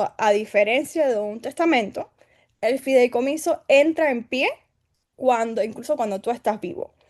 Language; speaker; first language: Spanish; early bilingual, heritage; Spanish